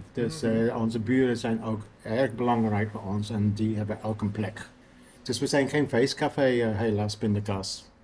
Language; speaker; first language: Dutch; non-native, fluent; English